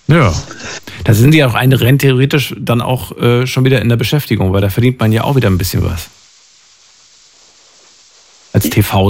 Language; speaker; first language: German; native; German